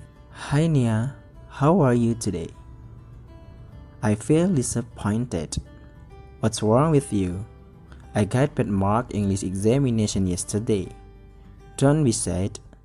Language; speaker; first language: English; non-native, fluent; Indonesian